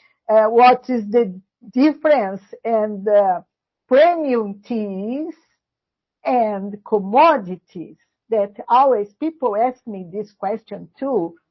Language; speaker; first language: English; non-native, learner; Portuguese